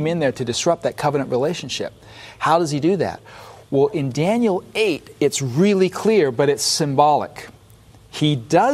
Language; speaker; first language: English; native; English